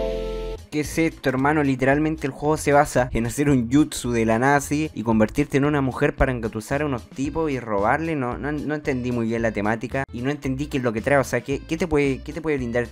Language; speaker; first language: Spanish; native; Spanish